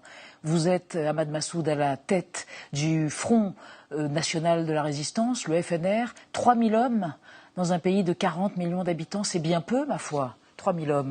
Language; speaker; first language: French; native; French